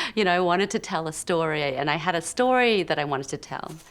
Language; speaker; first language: English; early bilingual, other home language; Khmer